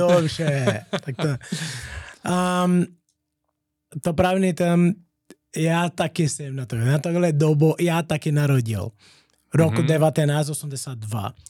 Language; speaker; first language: Czech; non-native, learner; Portuguese